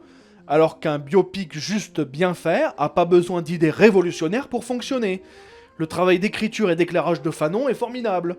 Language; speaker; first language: French; native; French